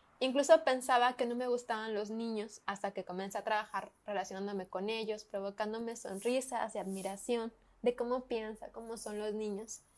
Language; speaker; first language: Spanish; native; Spanish